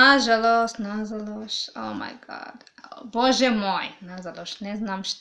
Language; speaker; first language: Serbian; non-native, learner; English